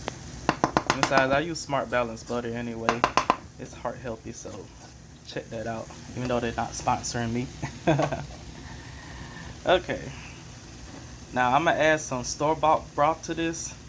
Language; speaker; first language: English; native; English